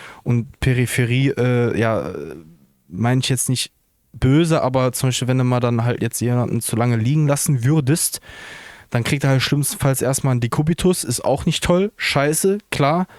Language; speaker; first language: German; native; German